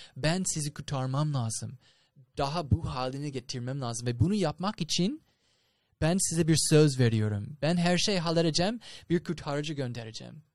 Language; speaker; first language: Turkish; non-native, fluent; English